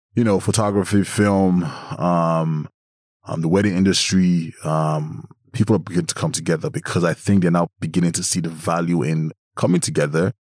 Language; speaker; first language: English; non-native, local second language; Yoruba